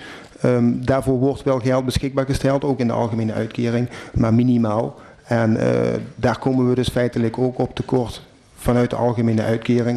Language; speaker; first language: Dutch; native; Dutch